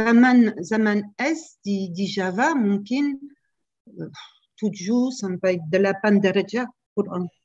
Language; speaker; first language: Indonesian; non-native, learner; French